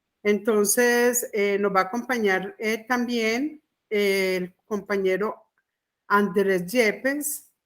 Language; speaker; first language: Spanish; native; Spanish